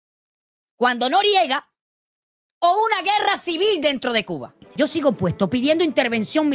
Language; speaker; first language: Spanish; native; Spanish